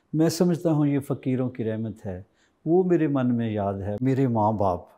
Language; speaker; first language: Hindi; native; Hindi